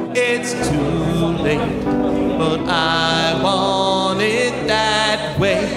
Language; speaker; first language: English; native; English